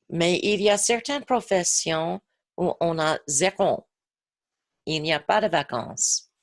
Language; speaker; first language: French; non-native, fluent; English